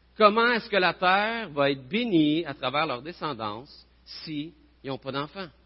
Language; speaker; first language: French; native; French